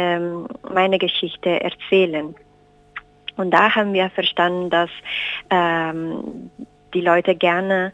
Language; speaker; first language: German; non-native, fluent; Spanish